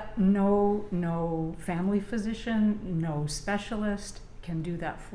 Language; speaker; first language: English; native; English